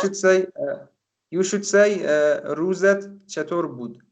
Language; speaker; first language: English; non-native, learner; Persian